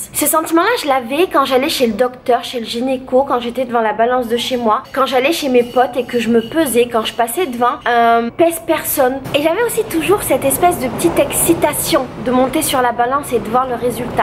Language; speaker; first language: French; native; French